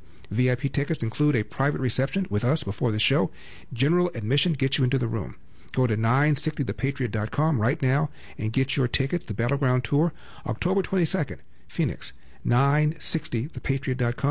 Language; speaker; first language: English; native; English